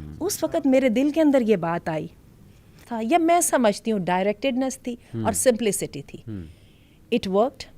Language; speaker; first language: Urdu; native; Urdu